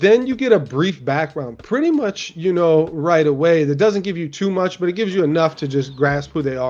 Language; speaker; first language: English; native; English